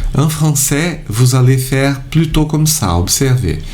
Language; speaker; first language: French; non-native, fluent; Portuguese